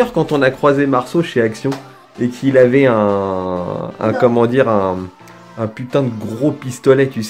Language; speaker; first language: French; native; French